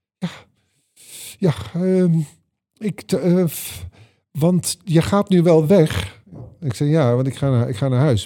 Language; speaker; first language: Dutch; native; Dutch